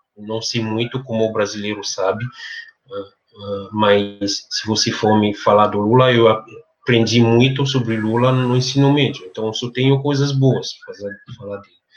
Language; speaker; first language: Portuguese; non-native, fluent; French